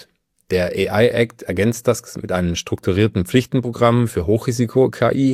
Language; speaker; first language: German; native; German